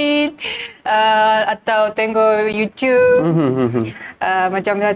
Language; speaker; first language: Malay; non-native, learner; Japanese